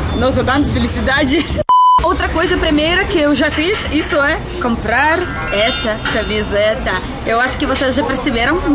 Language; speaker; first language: Portuguese; non-native, learner; Russian